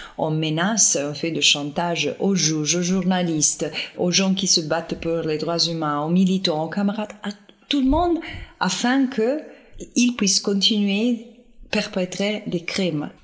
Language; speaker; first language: French; non-native, fluent; Italian